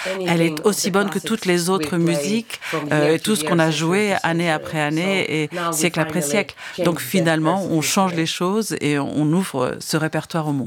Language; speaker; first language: French; non-native, fluent; Ukrainian